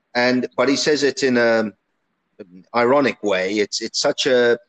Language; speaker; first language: English; early bilingual, other home language; Italian